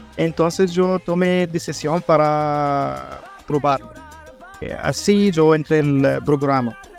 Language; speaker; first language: Spanish; non-native, learner; Arabic